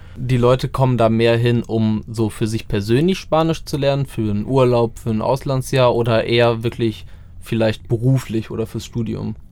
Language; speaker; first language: German; native; German